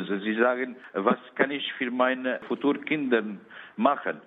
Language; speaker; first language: German; non-native, learner; Arabic